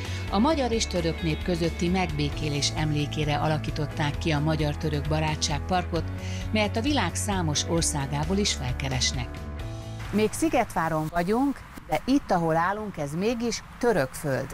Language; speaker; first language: Hungarian; native; Hungarian